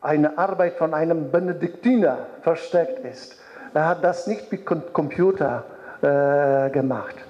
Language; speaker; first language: German; non-native, fluent; Polish